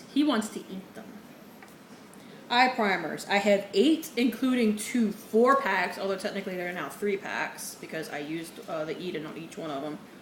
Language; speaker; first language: English; native; English